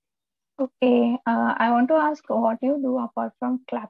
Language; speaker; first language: English; non-native, local second language; Marathi